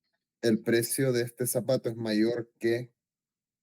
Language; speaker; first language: Spanish; non-native, learner; Portuguese